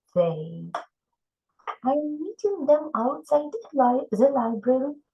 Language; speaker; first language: English; non-native, fluent; Ukrainian